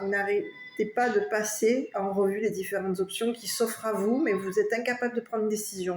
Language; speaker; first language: French; native; French